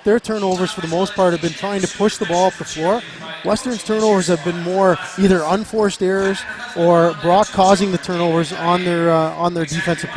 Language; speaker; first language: English; native; English